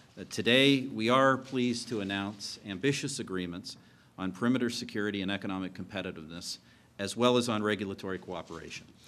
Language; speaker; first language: English; native; English